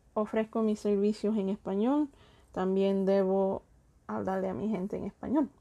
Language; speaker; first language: Spanish; early bilingual, heritage; Spanish